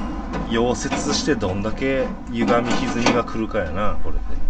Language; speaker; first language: Japanese; native; Japanese